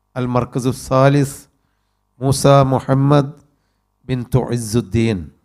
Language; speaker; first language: Arabic; non-native, fluent; Malayalam